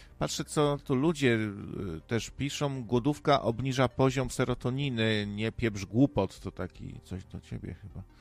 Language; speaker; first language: Polish; native; Polish